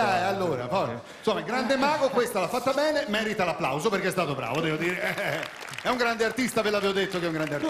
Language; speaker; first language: Italian; native; Italian